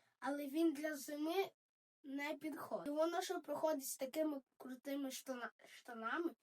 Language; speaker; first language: Ukrainian; early bilingual, heritage; Ukrainian